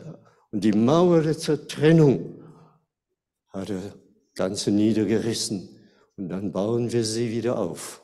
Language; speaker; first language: German; non-native, fluent; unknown